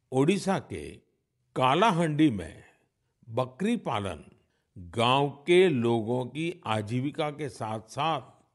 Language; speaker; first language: Hindi; non-native, local second language; Gujarati